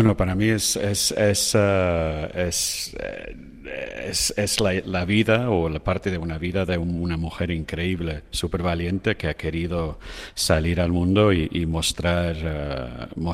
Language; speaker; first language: Spanish; non-native, fluent; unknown